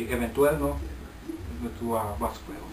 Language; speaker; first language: Bulgarian; non-native, learner; Finnish